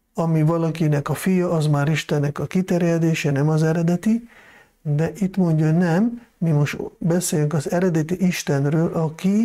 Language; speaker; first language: Hungarian; non-native, fluent; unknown